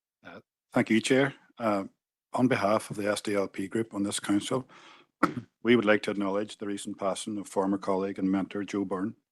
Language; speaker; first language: English; native; English